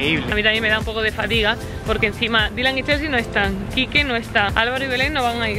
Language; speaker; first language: Spanish; native; Spanish